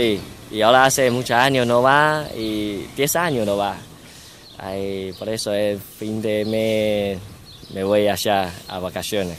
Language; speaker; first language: Spanish; non-native, learner; Chinese